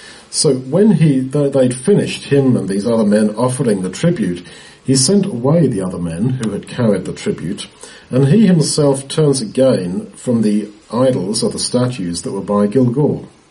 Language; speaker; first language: English; native; English